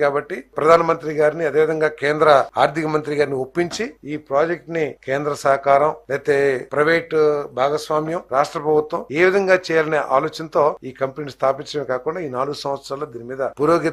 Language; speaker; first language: Telugu; native; Telugu